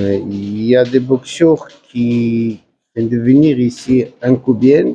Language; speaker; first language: French; non-native, learner; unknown